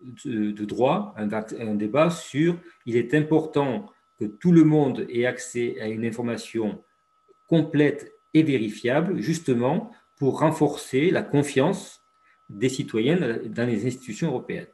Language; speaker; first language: French; native; French